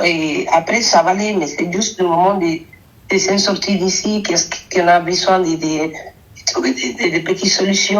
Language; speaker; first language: French; non-native, fluent; Spanish